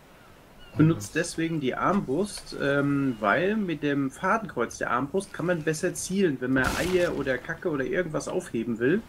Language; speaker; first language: German; native; German